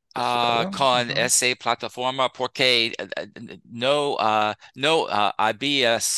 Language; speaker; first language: Spanish; non-native, fluent; English